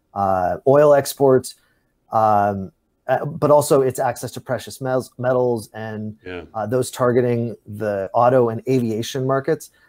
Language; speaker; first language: English; native; English